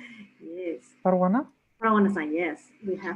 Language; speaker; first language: English; non-native, fluent; Japanese